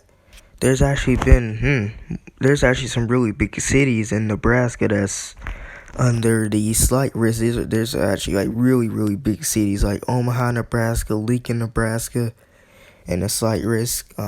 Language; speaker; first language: English; native; English